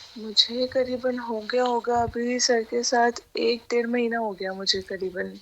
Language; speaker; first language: Hindi; native; Hindi